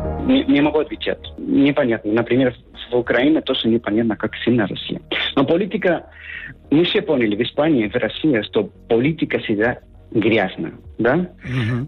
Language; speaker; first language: Russian; non-native, learner; Spanish